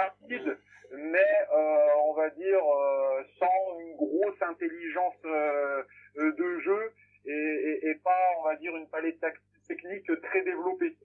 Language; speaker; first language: French; native; French